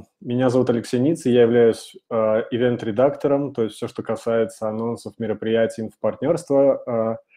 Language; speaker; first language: Russian; native; Russian